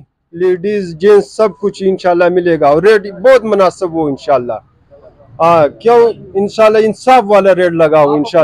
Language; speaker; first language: Hindi; non-native, local second language; Pashto